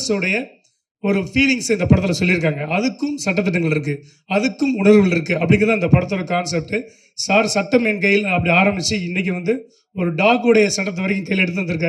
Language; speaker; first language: Tamil; native; Tamil